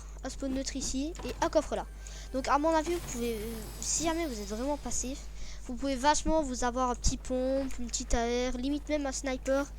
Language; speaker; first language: French; native; French